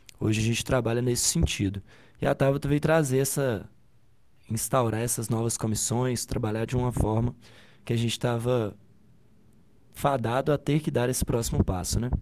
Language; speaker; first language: Portuguese; native; Portuguese